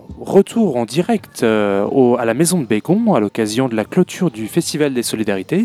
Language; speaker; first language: French; native; French